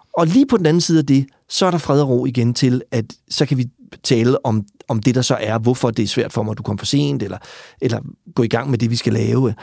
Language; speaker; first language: Danish; native; Danish